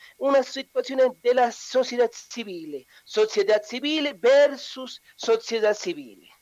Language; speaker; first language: Italian; non-native, learner; Spanish